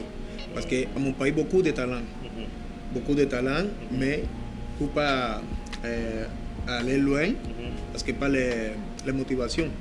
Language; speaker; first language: French; non-native, learner; Spanish